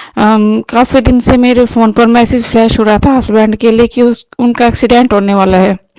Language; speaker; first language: Hindi; non-native, local second language; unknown